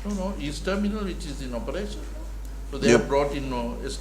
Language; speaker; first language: English; non-native, local second language; Sinhala